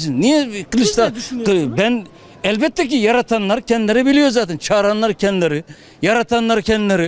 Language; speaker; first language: Turkish; native; Turkish